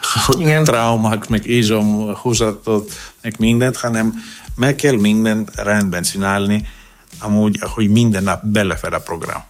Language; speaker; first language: Hungarian; non-native, learner; Greek